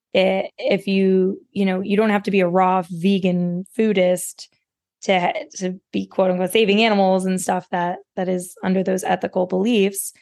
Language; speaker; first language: English; native; English